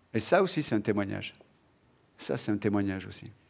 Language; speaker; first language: French; native; French